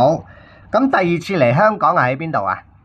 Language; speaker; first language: Cantonese; native; Cantonese